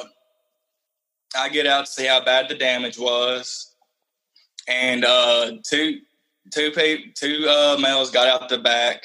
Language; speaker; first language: English; native; English